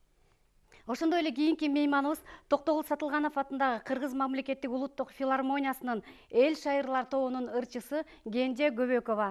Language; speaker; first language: Kyrgyz; native; Kyrgyz